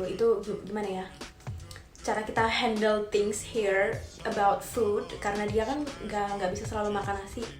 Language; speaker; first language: Indonesian; native; Indonesian